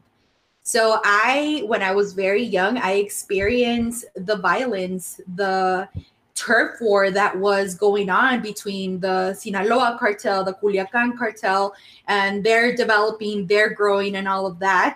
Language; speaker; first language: English; early bilingual, other home language; Spanish